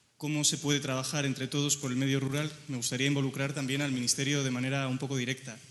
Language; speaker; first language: Spanish; native; Spanish